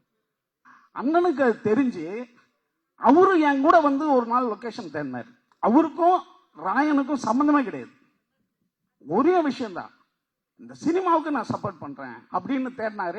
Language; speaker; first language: Tamil; native; Tamil